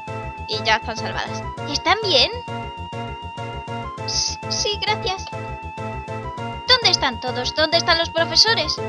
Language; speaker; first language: Spanish; native; Spanish